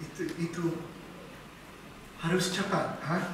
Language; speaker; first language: Indonesian; non-native, learner; English